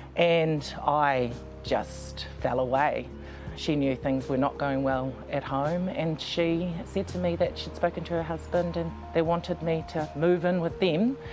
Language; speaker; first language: English; native; English